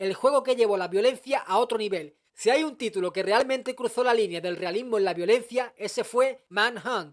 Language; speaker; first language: Spanish; native; Spanish